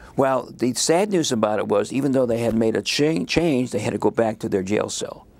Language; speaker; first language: English; native; English